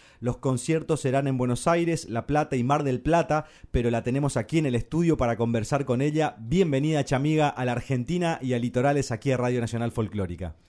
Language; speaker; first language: Spanish; native; Spanish